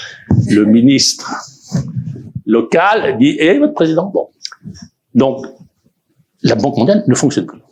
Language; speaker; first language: French; native; French